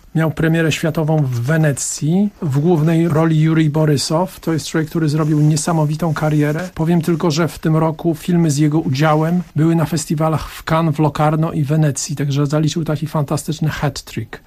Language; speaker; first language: Polish; native; Polish